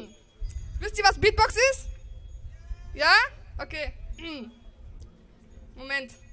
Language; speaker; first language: German; non-native, learner; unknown